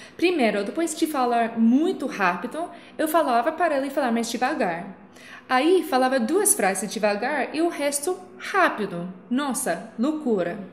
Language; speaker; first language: Portuguese; non-native, fluent; English